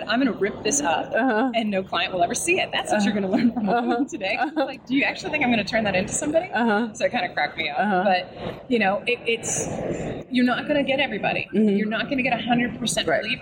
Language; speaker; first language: English; native; English